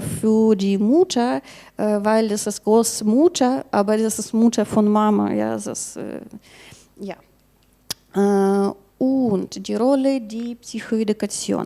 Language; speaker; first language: German; non-native, learner; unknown